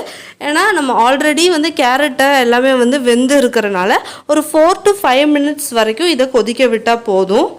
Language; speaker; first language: Tamil; native; Tamil